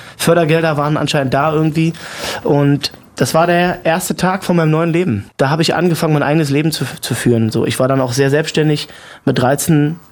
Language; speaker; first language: German; native; German